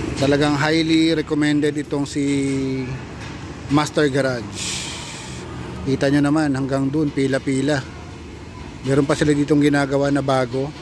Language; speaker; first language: Filipino; non-native, local second language; Bikol